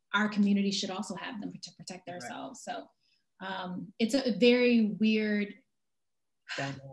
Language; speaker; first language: English; native; English